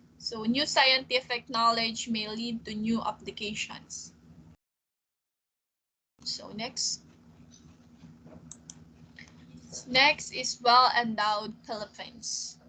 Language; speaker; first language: English; non-native, local second language; Filipino